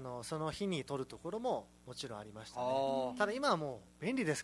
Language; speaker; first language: Japanese; native; Japanese